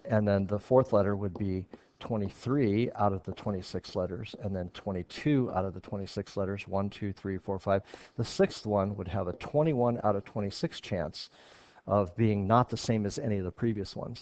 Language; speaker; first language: English; native; English